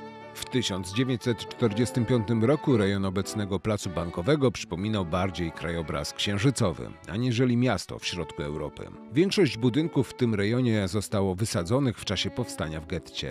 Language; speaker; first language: Polish; native; Polish